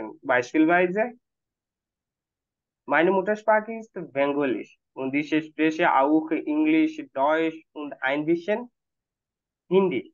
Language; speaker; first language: German; non-native, fluent; Bangla